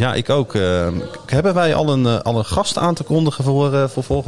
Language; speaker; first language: Dutch; native; Dutch